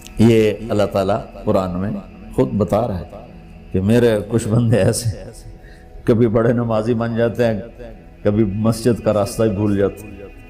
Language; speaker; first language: Urdu; non-native, local second language; Punjabi